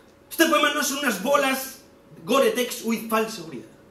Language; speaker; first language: Spanish; native; Spanish